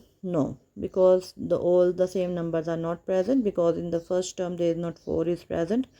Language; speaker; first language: English; non-native, local second language; Urdu